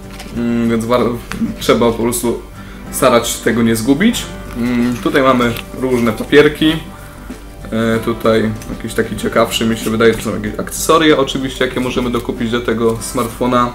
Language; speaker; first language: Polish; native; Polish